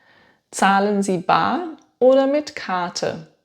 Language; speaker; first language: German; non-native, fluent; English